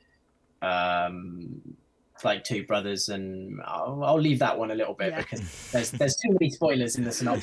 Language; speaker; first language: English; native; English